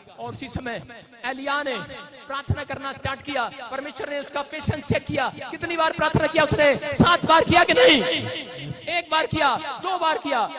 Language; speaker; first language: Hindi; non-native, local second language; Punjabi